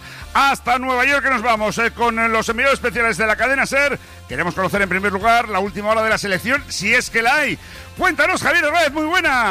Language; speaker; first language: Spanish; native; Spanish